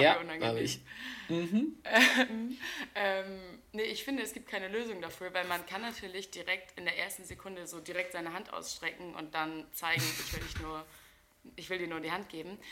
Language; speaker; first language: German; native; German